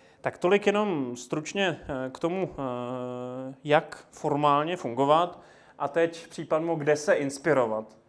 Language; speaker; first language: Czech; native; Czech